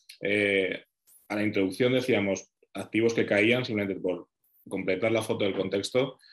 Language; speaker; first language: Spanish; native; Spanish